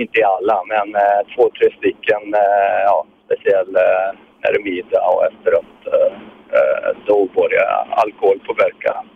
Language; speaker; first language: Swedish; non-native, fluent; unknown